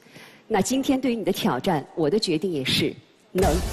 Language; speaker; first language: Chinese; native; Chinese